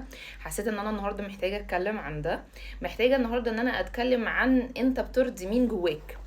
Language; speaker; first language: Arabic; native; Arabic